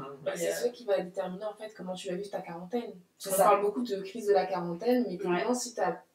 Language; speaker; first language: French; native; French